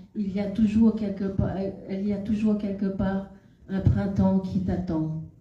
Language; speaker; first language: French; non-native, fluent; Khmer